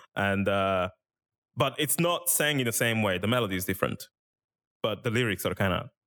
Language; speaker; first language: English; non-native, fluent; Italian